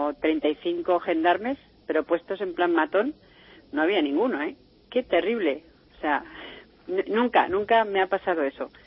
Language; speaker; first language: Spanish; native; Spanish